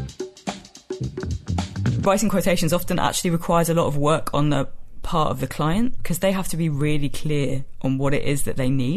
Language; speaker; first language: English; native; English